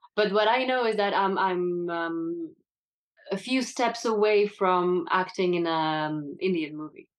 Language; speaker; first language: English; non-native, fluent; French